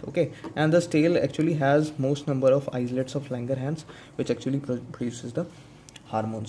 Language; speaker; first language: English; non-native, local second language; Hindi